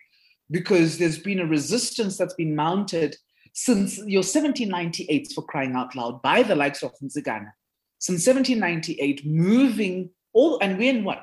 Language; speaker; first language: English; non-native, local second language; Zulu